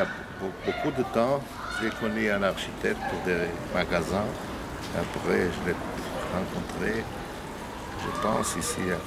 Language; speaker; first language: French; non-native, learner; Portuguese